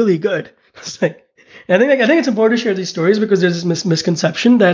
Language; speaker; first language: English; non-native, local second language; Hindi